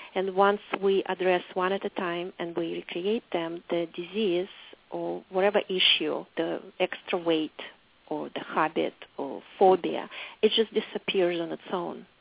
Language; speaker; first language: English; non-native, fluent; Russian